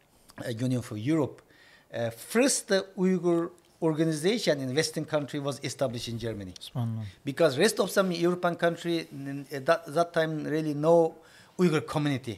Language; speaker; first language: English; non-native, learner; Chinese